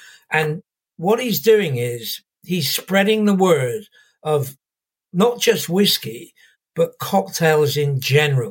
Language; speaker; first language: English; native; English